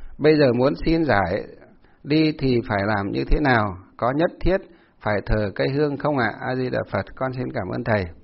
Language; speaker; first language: Vietnamese; non-native, local second language; Muong